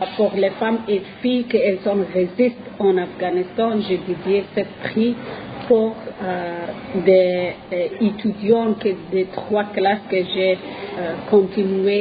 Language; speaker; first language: French; non-native, learner; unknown